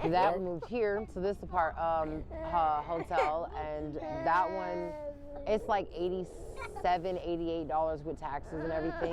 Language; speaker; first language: English; native; English